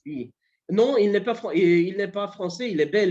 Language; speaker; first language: French; non-native, fluent; Polish